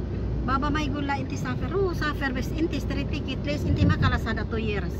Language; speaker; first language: Arabic; non-native, learner; Filipino